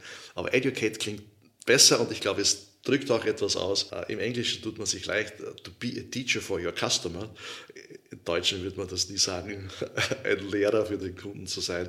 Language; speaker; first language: German; native; German